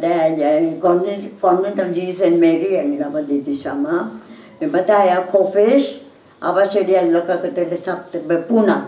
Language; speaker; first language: Hebrew; non-native, learner; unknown